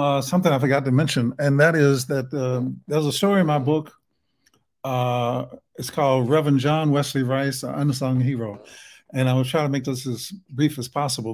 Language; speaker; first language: English; native; English